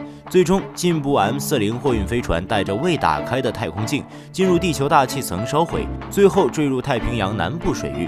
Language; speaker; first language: Chinese; native; Chinese